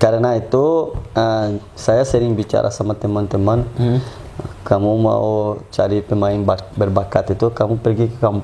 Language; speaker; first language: Indonesian; non-native, fluent; Portuguese